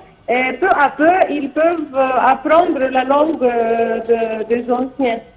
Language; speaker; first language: French; non-native, fluent; Arabic